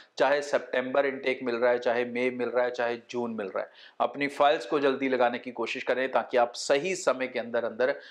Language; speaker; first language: Hindi; non-native, local second language; Punjabi